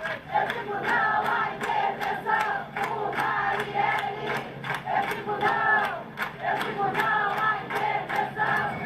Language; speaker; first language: Portuguese; native; Portuguese